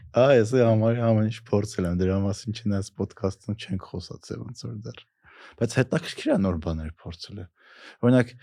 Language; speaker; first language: Armenian; native; Armenian